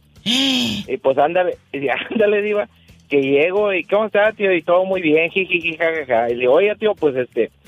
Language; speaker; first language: Spanish; native; Spanish